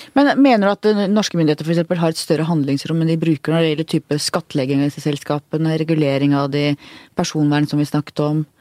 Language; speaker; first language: Norwegian; native; Norwegian